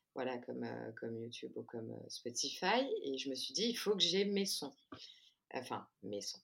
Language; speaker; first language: French; native; French